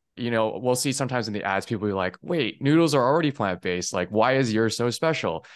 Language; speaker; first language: English; early bilingual, other home language; Chinese